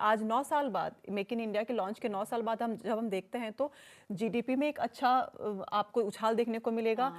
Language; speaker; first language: Hindi; native; Hindi